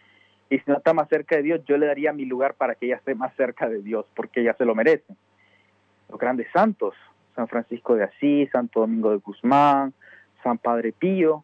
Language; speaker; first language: Spanish; native; Spanish